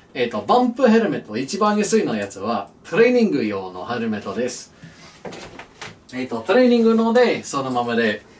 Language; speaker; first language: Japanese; non-native, learner; English